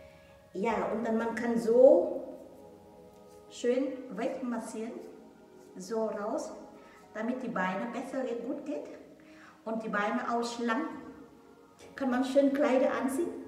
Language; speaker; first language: German; non-native, learner; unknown